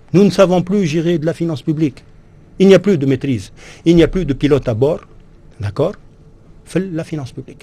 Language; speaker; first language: French; non-native, local second language; Arabic